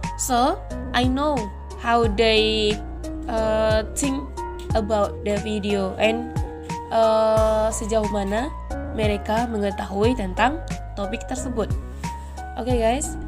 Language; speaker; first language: English; non-native, learner; Indonesian